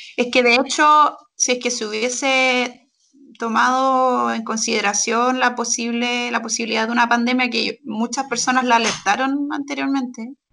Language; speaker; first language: Spanish; native; Spanish